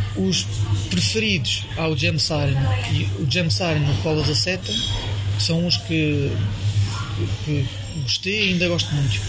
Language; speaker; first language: Portuguese; early bilingual, heritage; French